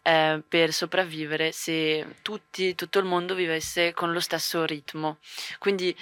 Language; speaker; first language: Italian; native; Italian